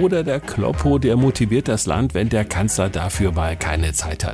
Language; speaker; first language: German; native; German